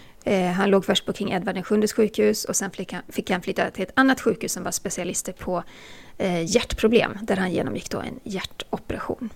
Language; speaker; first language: Swedish; native; Swedish